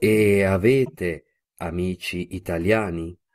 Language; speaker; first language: Italian; non-native, learner; Vietnamese